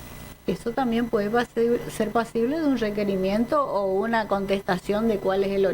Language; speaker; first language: Spanish; native; Spanish